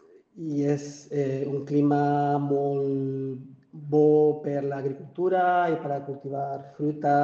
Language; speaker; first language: Catalan; non-native, fluent; Spanish